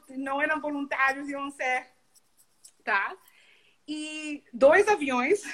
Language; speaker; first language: Portuguese; non-native, fluent; Spanish